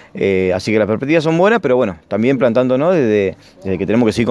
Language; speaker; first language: Spanish; native; Spanish